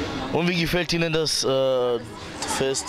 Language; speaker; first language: German; early bilingual, other home language; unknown